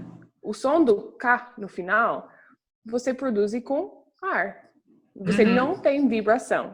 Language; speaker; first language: Portuguese; non-native, fluent; English